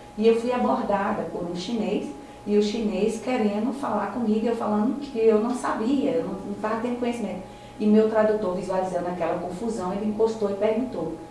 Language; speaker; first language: Portuguese; native; Portuguese